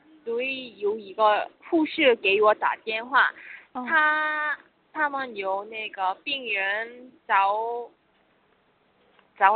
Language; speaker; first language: Chinese; non-native, learner; Korean